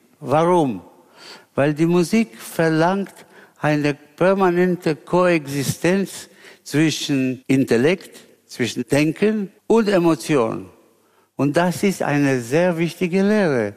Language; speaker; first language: German; non-native, fluent; Spanish